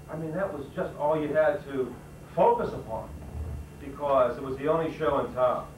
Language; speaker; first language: English; native; English